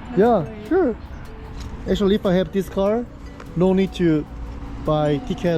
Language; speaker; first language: English; non-native, learner; Korean